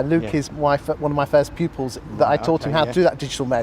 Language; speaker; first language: English; native; English